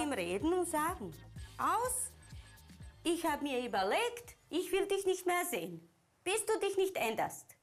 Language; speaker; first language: German; non-native, learner; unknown